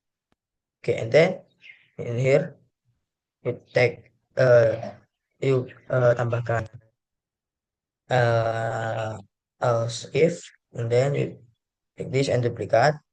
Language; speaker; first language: English; non-native, learner; Indonesian